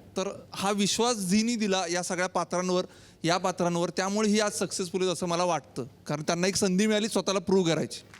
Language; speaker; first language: Marathi; native; Marathi